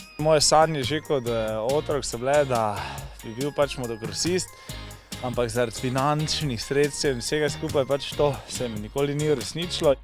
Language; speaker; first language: Slovenian; native; Slovenian